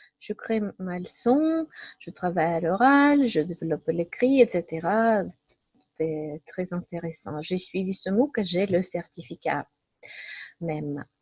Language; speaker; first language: French; non-native, fluent; Russian